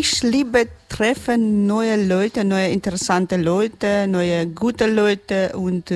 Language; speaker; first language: German; non-native, learner; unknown